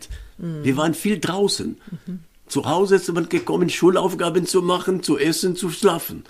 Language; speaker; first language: German; non-native, fluent; Hebrew